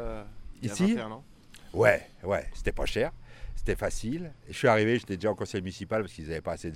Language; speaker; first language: French; native; French